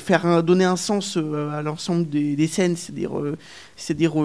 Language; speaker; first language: French; native; French